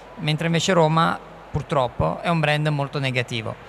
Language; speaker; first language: Italian; native; Italian